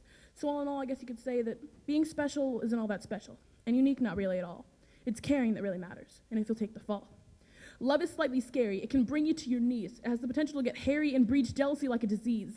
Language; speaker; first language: English; native; English